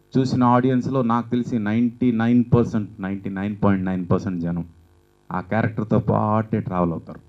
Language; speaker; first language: Telugu; native; Telugu